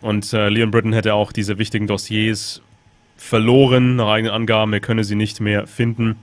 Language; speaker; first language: German; native; German